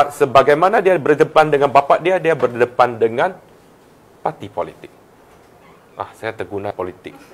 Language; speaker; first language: Malay; non-native, local second language; Chinese